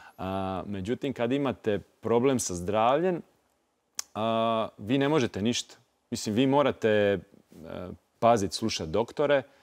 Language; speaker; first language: Croatian; native; Croatian